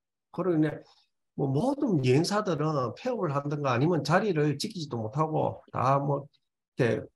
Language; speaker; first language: Korean; native; Korean